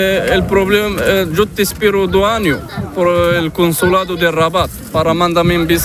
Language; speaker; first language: Spanish; non-native, learner; Arabic